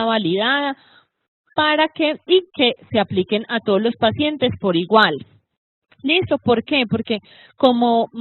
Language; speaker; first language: Spanish; native; Spanish